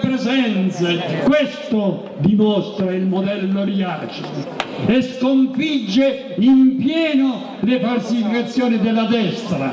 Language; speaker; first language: Italian; native; Italian